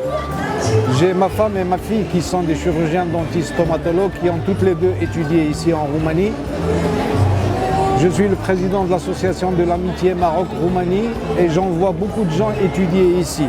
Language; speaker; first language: French; non-native, local second language; Arabic